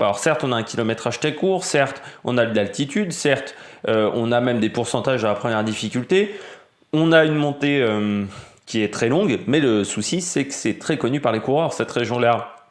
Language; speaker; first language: French; native; French